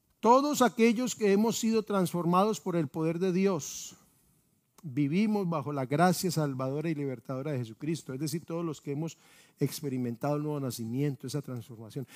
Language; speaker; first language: Spanish; native; Spanish